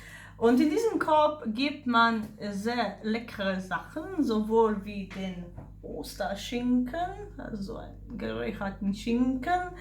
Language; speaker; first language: German; non-native, fluent; Slovenian